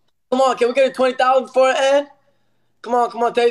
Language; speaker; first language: English; early bilingual, other home language; Spanish